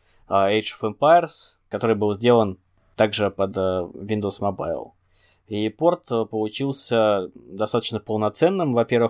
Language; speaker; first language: Russian; native; Russian